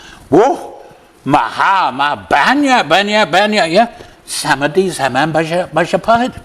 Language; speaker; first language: Indonesian; non-native, learner; English